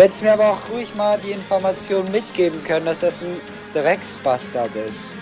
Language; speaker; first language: German; native; German